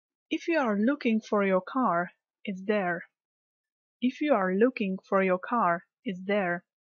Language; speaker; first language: English; non-native, fluent; Czech